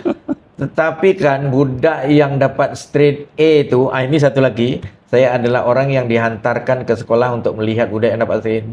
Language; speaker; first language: Malay; native; Malay